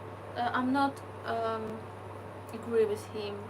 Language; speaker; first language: English; non-native, learner; Ukrainian